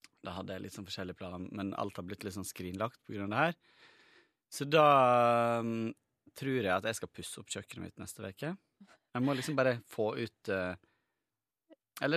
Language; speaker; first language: Norwegian; native; Norwegian